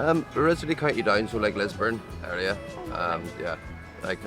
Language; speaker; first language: English; native; English